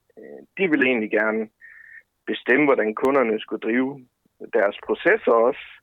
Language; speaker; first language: Danish; native; Danish